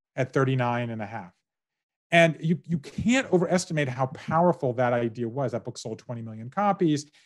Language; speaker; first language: English; native; English